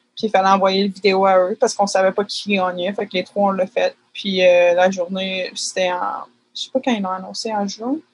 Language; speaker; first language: French; native; French